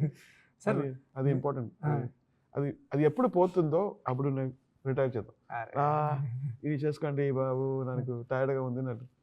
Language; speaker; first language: Telugu; non-native, learner; Tamil